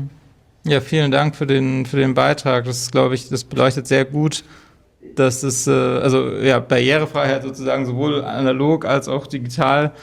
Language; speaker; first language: German; native; German